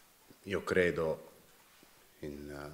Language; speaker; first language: Italian; non-native, learner; Dutch